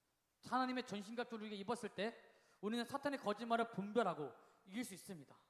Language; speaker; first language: Korean; native; Korean